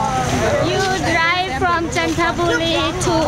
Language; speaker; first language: English; non-native, learner; Thai